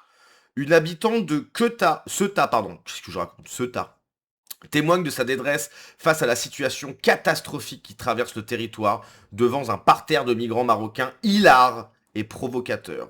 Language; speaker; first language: French; native; French